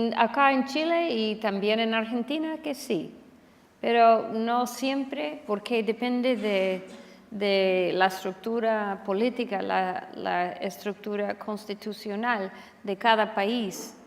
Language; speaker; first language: Spanish; non-native, fluent; English